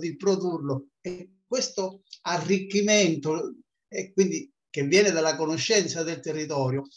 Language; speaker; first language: Italian; native; Italian